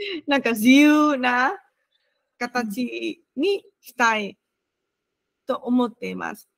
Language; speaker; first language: Japanese; non-native, fluent; Vietnamese